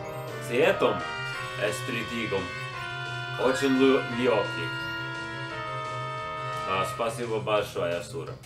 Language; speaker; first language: Russian; non-native, learner; English